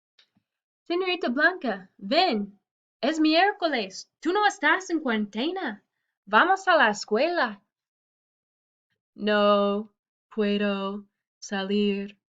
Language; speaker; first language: Spanish; non-native, fluent; English